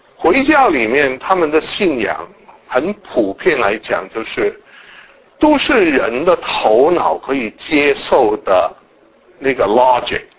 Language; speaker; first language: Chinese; non-native, local second language; Cantonese